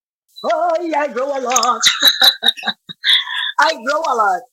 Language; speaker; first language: English; non-native, learner; Spanish